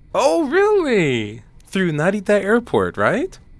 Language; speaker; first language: English; native; English